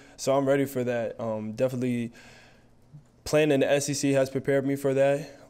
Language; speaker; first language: English; native; English